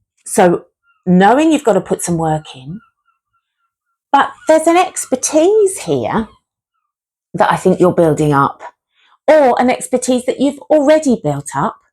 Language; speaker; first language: English; native; English